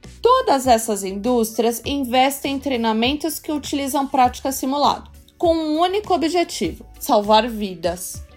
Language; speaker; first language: Portuguese; native; Portuguese